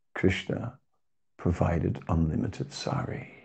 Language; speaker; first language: English; non-native, fluent; Dutch